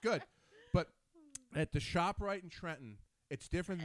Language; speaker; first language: English; native; English